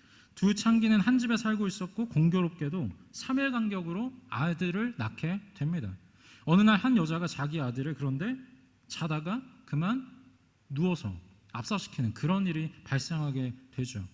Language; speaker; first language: Korean; native; Korean